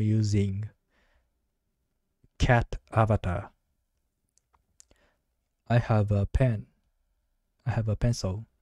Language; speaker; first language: English; non-native, learner; Japanese